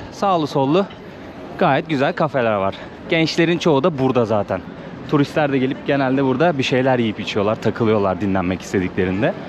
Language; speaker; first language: Turkish; native; Turkish